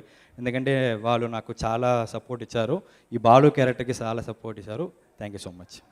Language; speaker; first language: Telugu; non-native, learner; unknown